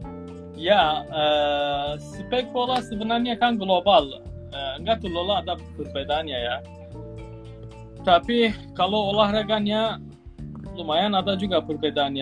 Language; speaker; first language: Indonesian; non-native, fluent; Turkish